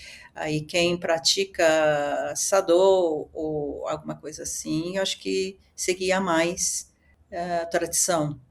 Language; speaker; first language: Portuguese; early bilingual, other home language; Japanese